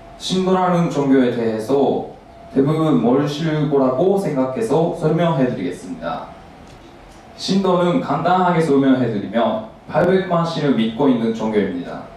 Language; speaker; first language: Korean; non-native, learner; Japanese